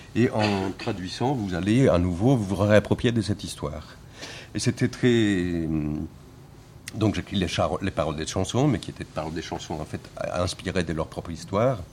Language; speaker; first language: French; non-native, fluent; Spanish